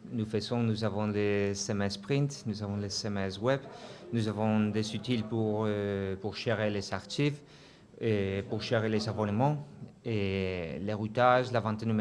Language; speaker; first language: French; non-native, fluent; Spanish